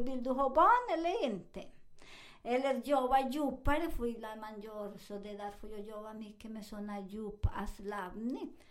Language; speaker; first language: Swedish; non-native, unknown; Spanish